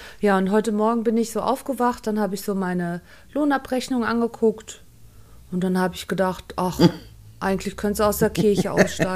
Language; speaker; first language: German; native; German